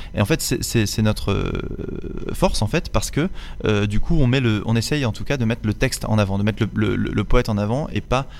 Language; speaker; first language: French; native; French